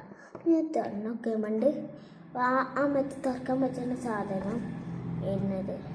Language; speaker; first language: Malayalam; native; Malayalam